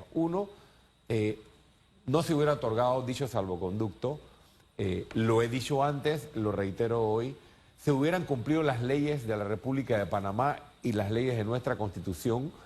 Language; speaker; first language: Spanish; native; Spanish